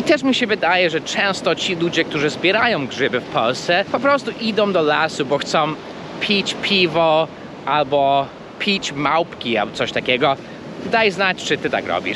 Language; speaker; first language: Polish; early bilingual, heritage; Polish